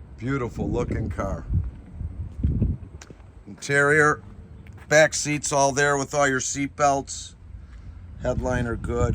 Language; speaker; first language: English; native; English